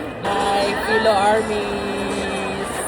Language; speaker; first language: English; non-native, local second language; Filipino